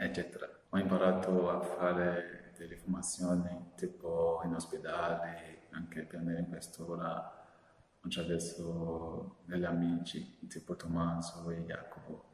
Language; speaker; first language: Italian; non-native, learner; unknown